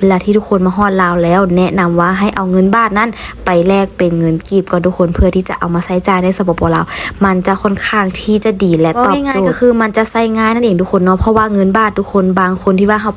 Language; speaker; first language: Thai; non-native, learner; Lao